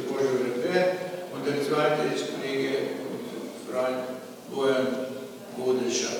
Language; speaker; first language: German; non-native, fluent; Slovenian